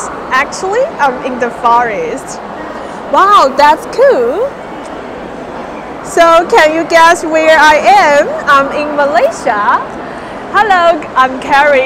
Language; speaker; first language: English; non-native, fluent; Chinese